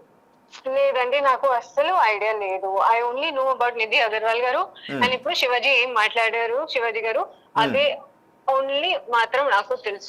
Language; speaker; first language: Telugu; non-native, local second language; Hindi